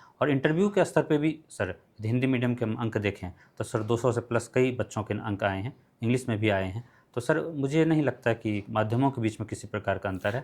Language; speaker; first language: Hindi; non-native, local second language; Maithili